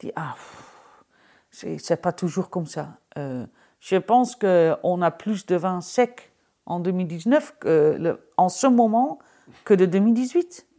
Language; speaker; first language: French; non-native, fluent; Dutch